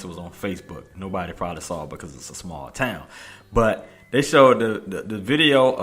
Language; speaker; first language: English; native; English